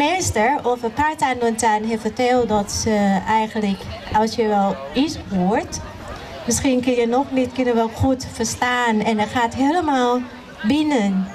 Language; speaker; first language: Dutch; non-native, learner; Thai